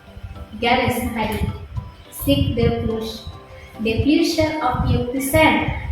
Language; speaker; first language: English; non-native, fluent; Indonesian